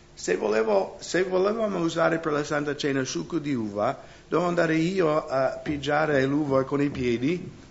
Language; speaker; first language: Italian; non-native, fluent; English